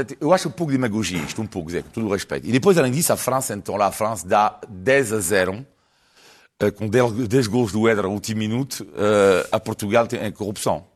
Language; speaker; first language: Portuguese; non-native, fluent; French